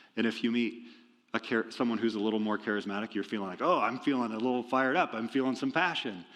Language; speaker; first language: English; native; English